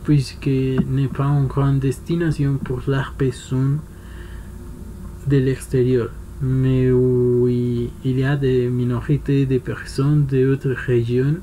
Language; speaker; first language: French; non-native, learner; Spanish